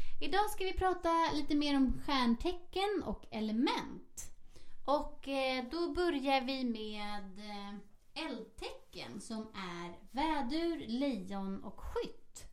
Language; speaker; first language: Swedish; native; Swedish